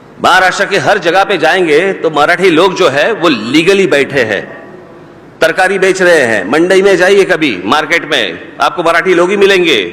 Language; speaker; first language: Hindi; non-native, local second language; Marathi